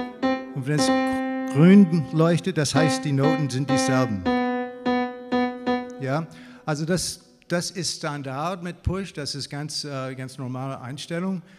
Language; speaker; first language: German; non-native, fluent; English